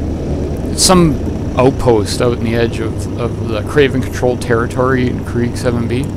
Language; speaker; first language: English; native; English